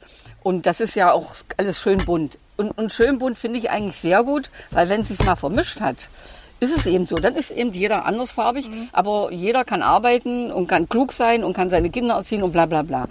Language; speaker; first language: German; native; German